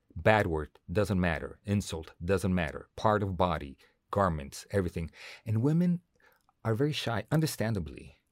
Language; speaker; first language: English; non-native, fluent; Spanish